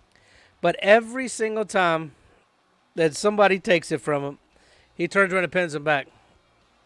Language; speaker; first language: English; native; English